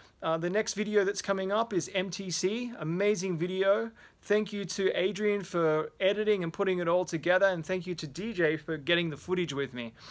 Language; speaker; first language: English; native; English